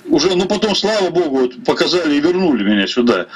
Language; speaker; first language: Russian; native; Russian